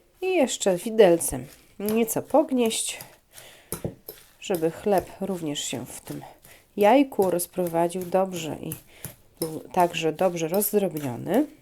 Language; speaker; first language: Polish; native; Polish